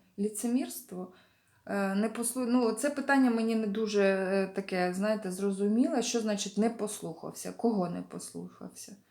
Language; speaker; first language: Ukrainian; non-native, local second language; Russian